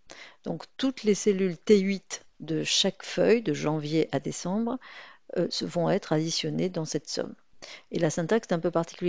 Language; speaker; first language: French; native; French